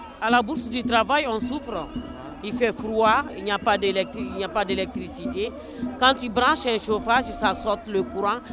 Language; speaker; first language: French; non-native, local second language; Bambara